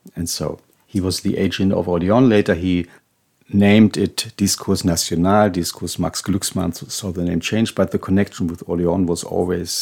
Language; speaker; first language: English; non-native, fluent; German